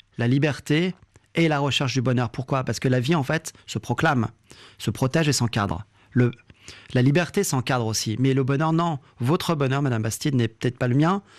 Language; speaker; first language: French; early bilingual, other home language; Lingala